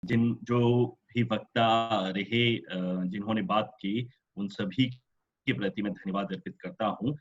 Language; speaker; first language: Hindi; non-native, local second language; French